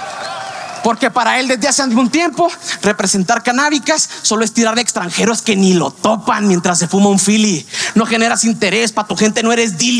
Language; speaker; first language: Spanish; native; Spanish